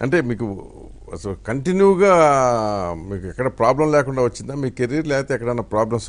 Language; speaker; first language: Telugu; native; Telugu